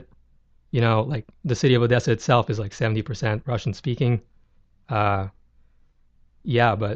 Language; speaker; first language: English; native; English